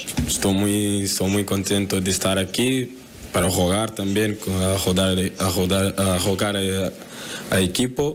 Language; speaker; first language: Spanish; non-native, learner; Portuguese